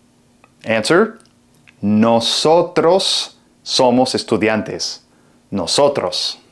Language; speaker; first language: Spanish; non-native, fluent; English